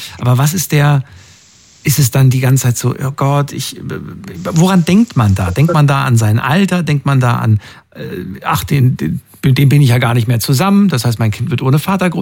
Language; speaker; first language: German; native; German